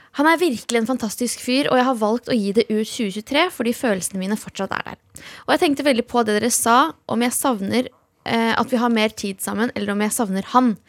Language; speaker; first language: Norwegian; early bilingual, other home language; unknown